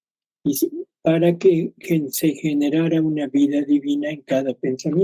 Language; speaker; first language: Spanish; native; Spanish